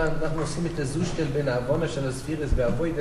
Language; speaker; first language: Hebrew; non-native, fluent; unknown